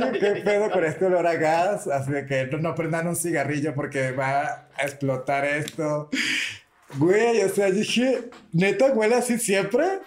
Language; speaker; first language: Spanish; native; Spanish